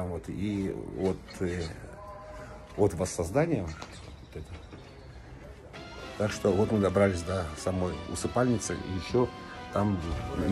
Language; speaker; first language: Russian; native; Russian